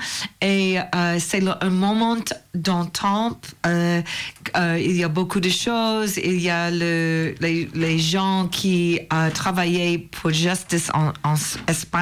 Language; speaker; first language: French; non-native, learner; English